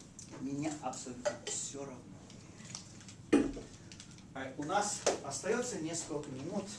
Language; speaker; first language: Russian; non-native, fluent; English